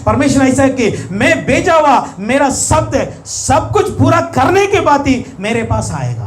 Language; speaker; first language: Hindi; non-native, local second language; Tamil